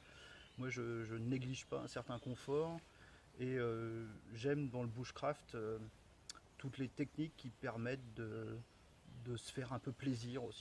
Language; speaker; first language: French; native; French